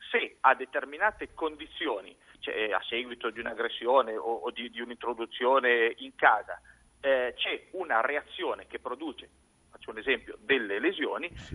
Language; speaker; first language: Italian; native; Italian